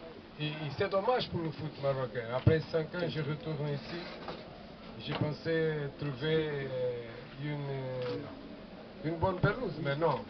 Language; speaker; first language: French; non-native, fluent; Portuguese